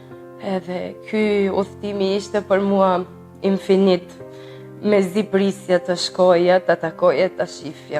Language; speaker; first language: Albanian; early bilingual, heritage; Albanian